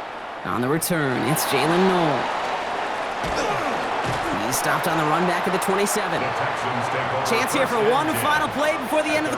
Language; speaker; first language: English; native; English